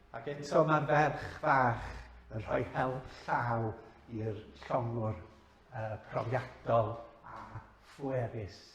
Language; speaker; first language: Welsh; native; Welsh